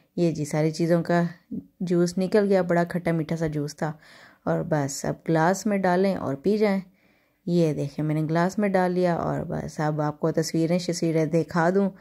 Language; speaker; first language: Hindi; native; Hindi